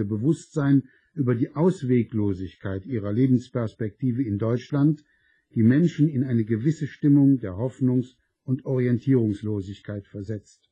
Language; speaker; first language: German; native; German